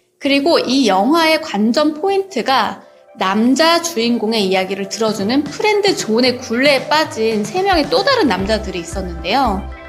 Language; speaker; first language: Korean; native; Korean